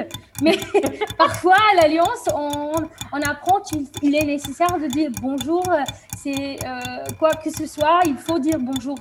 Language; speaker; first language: French; non-native, fluent; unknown